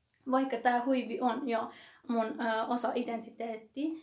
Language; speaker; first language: Finnish; non-native, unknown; Persian